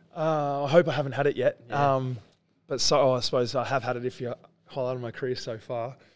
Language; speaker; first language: English; native; English